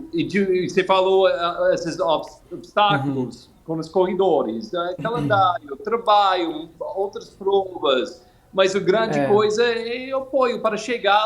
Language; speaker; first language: Portuguese; non-native, fluent; English